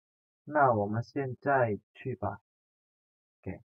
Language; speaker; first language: Chinese; non-native, fluent; Indonesian